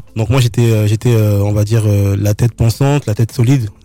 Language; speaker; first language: French; native; French